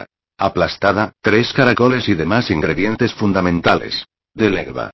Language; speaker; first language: Spanish; native; Spanish